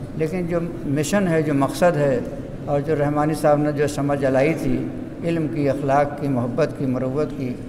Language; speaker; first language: Urdu; native; Urdu